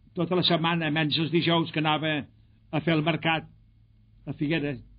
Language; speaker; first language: Catalan; native; Catalan